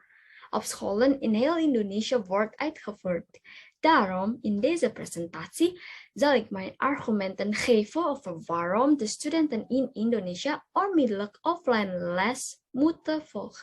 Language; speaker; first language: Dutch; non-native, learner; Indonesian